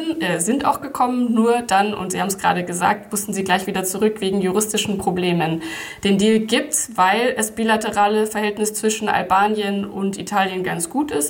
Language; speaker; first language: German; native; German